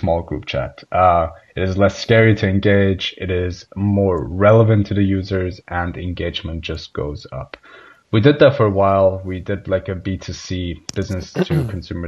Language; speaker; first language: English; non-native, fluent; Persian